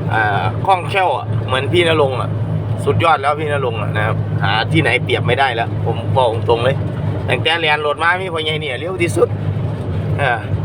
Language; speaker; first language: Thai; non-native, local second language; Northeastern Thai